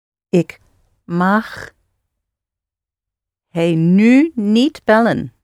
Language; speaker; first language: Dutch; non-native, learner; English